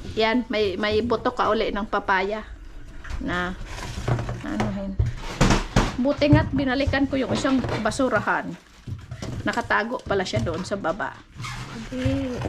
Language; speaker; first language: Filipino; native; Filipino